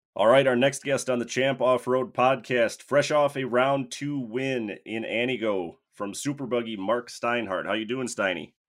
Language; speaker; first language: English; native; English